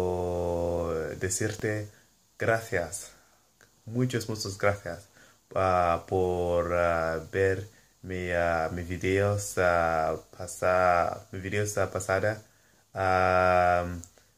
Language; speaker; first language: Spanish; non-native, learner; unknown